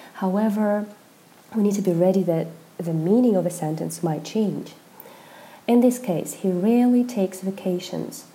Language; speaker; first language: English; non-native, fluent; Russian